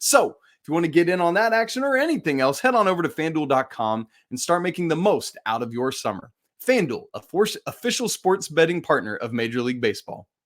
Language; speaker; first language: English; native; English